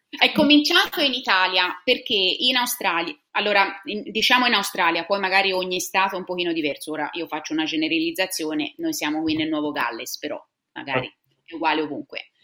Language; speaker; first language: Italian; native; Italian